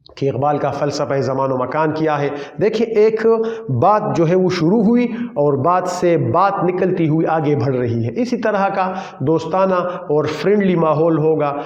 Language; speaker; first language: Urdu; non-native, local second language; Pashto